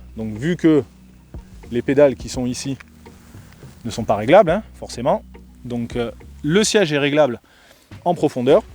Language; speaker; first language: French; native; French